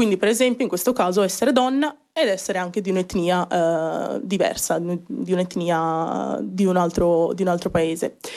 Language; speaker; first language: Italian; early bilingual, other home language; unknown